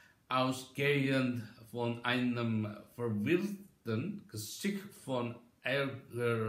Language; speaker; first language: German; non-native, learner; Indonesian